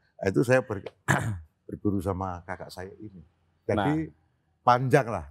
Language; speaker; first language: Indonesian; native; Indonesian